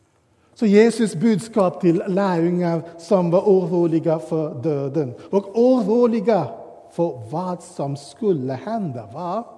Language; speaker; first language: Swedish; non-native, fluent; English